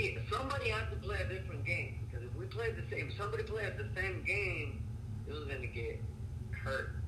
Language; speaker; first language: English; early bilingual, other home language; Spanish